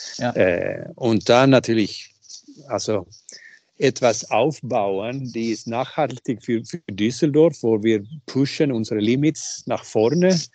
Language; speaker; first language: German; non-native, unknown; Swedish